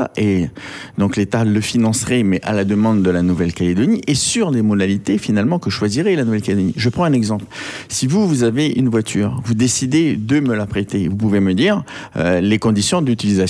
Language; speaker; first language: French; native; French